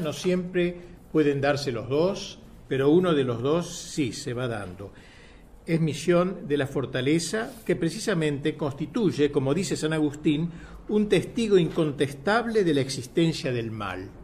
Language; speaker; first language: Spanish; native; Spanish